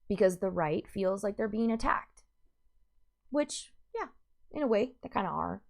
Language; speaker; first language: English; native; English